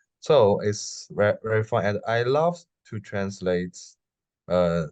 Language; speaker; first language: English; non-native, learner; Chinese